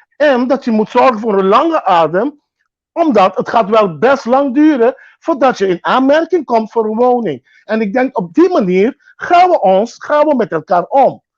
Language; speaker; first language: Dutch; non-native, local second language; Papiamento